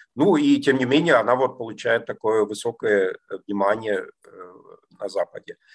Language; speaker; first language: Russian; non-native, fluent; German